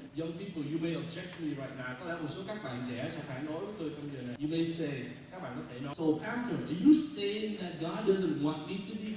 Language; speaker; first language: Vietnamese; early bilingual, heritage; Vietnamese